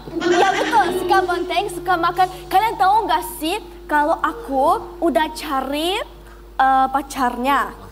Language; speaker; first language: Indonesian; non-native, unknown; German